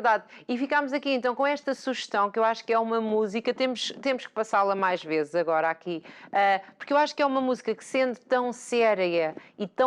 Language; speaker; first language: Portuguese; native; Portuguese